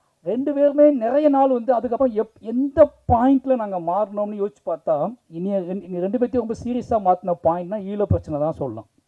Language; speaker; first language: Tamil; native; Tamil